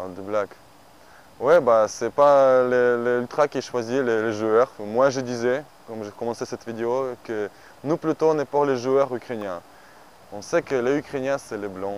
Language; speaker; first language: French; non-native, learner; Ukrainian